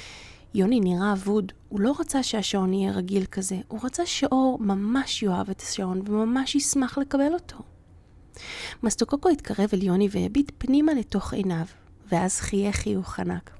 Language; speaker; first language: Hebrew; native; Hebrew